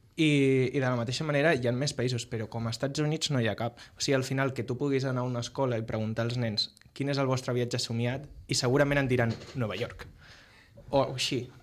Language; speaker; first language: Catalan; native; Catalan